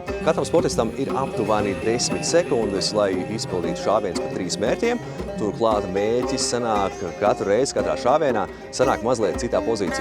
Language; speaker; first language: Latvian; native; Latvian